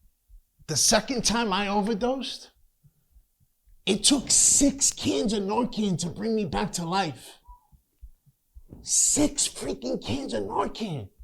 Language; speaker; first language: English; native; English